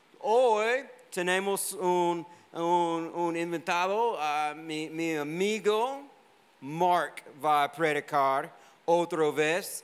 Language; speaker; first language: Spanish; non-native, fluent; English